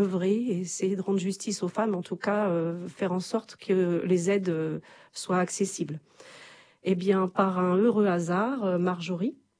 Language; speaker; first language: French; native; French